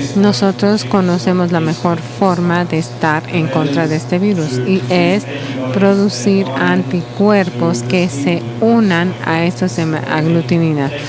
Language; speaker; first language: Spanish; non-native, learner; English